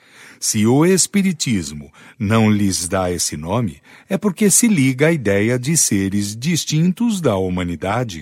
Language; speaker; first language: Portuguese; native; Portuguese